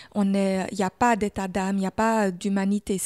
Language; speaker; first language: French; early bilingual, other home language; German